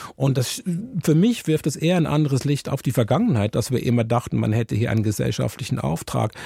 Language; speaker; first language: German; native; German